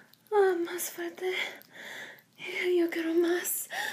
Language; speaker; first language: Spanish; non-native, learner; English